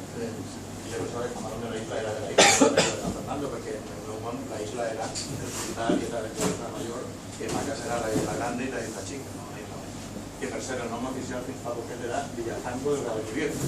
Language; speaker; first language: Catalan; non-native, local second language; Spanish